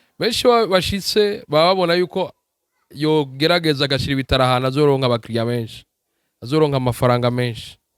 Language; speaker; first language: Rundi; native; Rundi